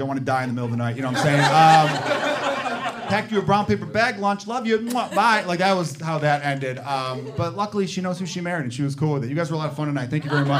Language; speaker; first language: English; native; English